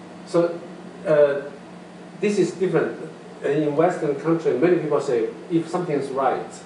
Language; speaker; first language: English; non-native, learner; Chinese